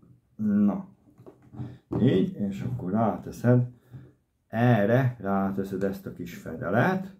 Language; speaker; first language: Hungarian; native; Hungarian